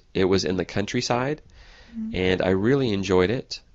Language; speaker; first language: English; native; English